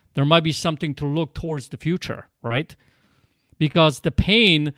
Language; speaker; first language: English; non-native, fluent; Polish